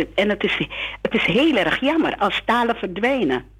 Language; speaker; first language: Dutch; non-native, local second language; Sranan Tongo